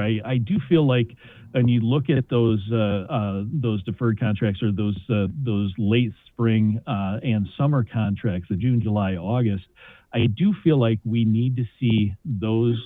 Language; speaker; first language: English; native; English